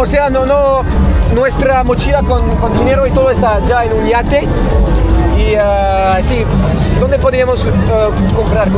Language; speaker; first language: Spanish; non-native, learner; French